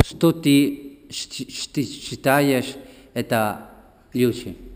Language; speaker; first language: Russian; non-native, learner; Italian